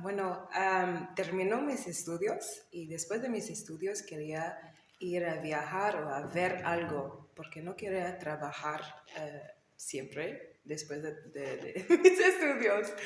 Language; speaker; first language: Spanish; non-native, learner; English